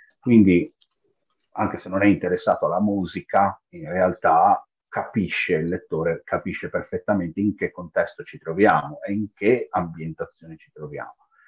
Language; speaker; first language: Italian; native; Italian